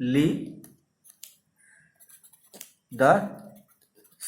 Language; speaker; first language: English; non-native, local second language; Hindi